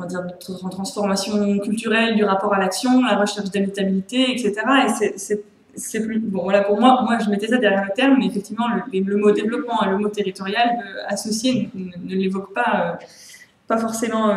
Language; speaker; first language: French; native; French